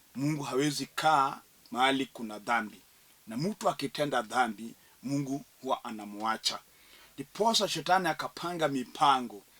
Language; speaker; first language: Swahili; non-native, local second language; Luo (Kenya and Tanzania)